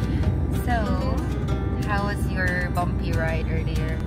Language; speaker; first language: English; non-native, local second language; Filipino